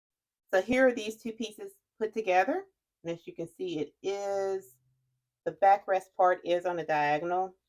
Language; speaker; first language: English; native; English